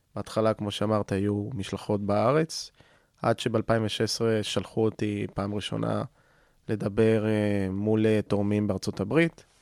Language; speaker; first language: Hebrew; non-native, fluent; Spanish